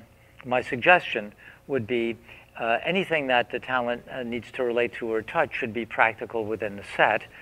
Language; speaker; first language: English; native; English